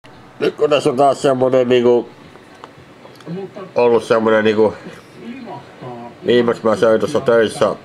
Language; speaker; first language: Finnish; native; Finnish